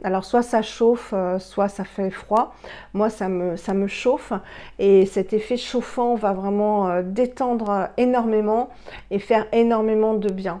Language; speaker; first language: French; native; French